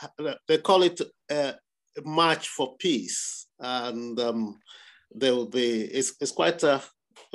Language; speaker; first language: English; non-native, local second language; Igbo